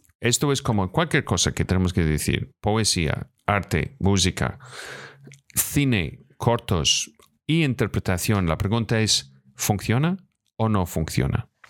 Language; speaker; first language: Spanish; non-native, fluent; English